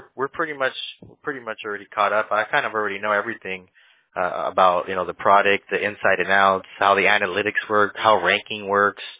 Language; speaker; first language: English; early bilingual, other home language; Spanish